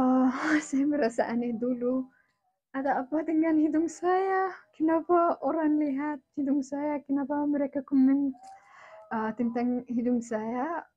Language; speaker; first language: Indonesian; non-native, fluent; Arabic